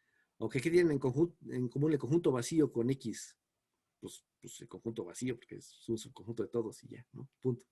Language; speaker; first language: Spanish; native; Spanish